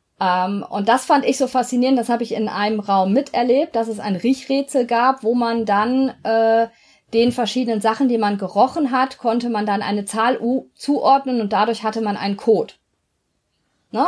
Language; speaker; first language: German; native; German